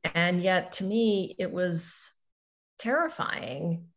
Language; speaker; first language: English; native; English